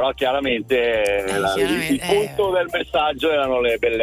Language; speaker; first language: Italian; native; Italian